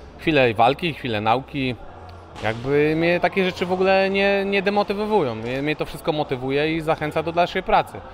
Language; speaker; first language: Polish; native; Polish